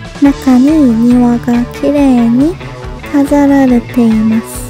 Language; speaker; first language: Japanese; non-native, learner; Korean